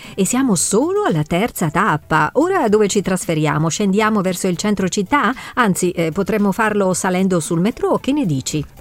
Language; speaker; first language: Italian; native; Italian